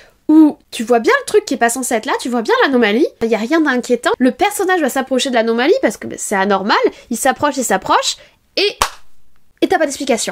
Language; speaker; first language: French; native; French